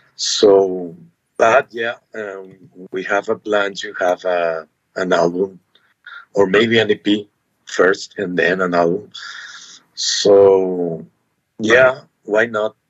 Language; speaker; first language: English; non-native, learner; Spanish